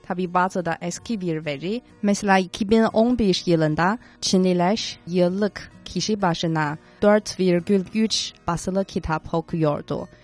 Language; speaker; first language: Turkish; non-native, fluent; Chinese